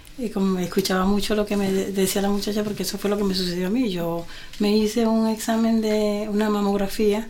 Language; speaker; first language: Spanish; native; Spanish